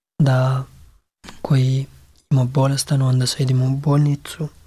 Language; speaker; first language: Serbian; non-native, learner; Pashto